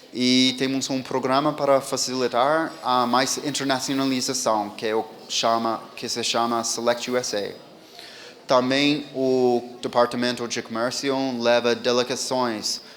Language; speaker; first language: Portuguese; non-native, fluent; English